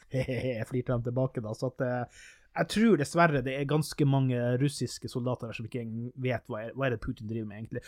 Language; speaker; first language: Norwegian; native; Norwegian